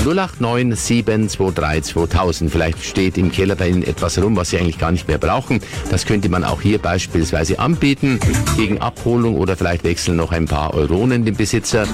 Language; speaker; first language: German; native; German